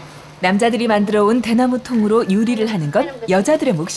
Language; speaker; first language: Korean; native; Korean